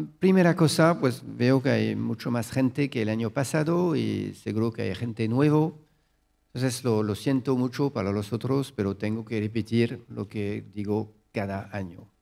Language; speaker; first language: Spanish; non-native, fluent; French